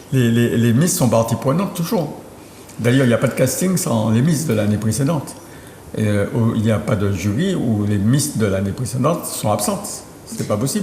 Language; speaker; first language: French; native; French